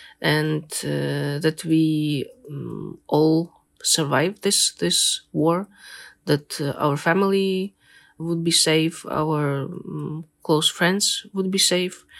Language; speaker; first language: English; non-native, fluent; Ukrainian